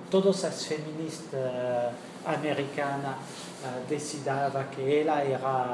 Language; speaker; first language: Portuguese; non-native, fluent; French